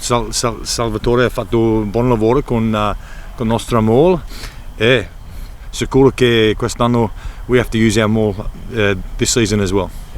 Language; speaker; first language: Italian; early bilingual, heritage; English